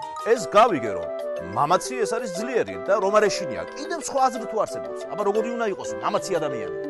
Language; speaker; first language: Georgian; native; Georgian